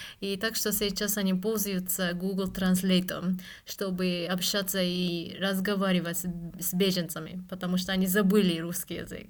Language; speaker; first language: Russian; non-native, fluent; Japanese